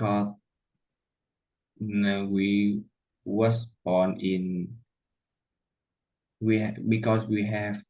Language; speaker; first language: English; non-native, learner; Vietnamese